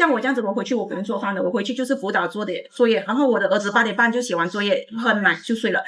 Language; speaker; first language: Chinese; native; Chinese